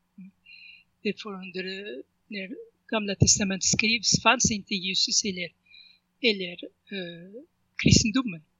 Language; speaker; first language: Swedish; non-native, fluent; Arabic